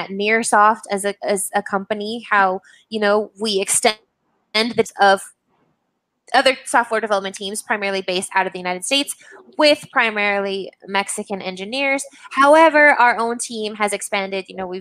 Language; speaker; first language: English; native; English